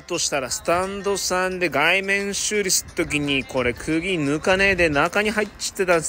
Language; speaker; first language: Japanese; native; Japanese